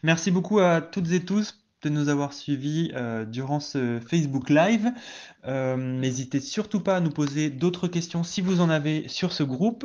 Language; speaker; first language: French; native; French